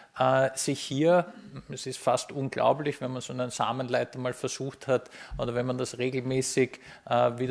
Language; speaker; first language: German; native; German